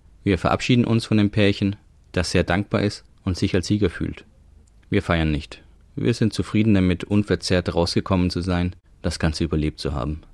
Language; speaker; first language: German; native; German